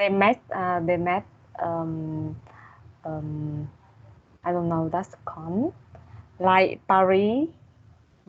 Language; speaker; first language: English; non-native, learner; Vietnamese